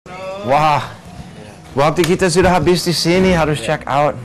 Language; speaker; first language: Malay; non-native, fluent; English